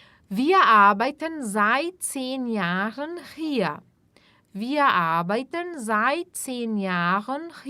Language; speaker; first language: German; non-native, fluent; Portuguese